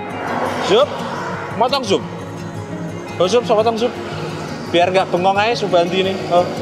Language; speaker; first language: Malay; non-native, local second language; Javanese